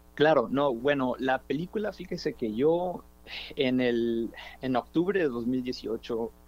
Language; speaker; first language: Spanish; early bilingual, heritage; Spanish